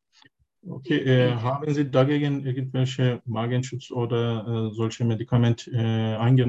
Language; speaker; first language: German; non-native, learner; Turkish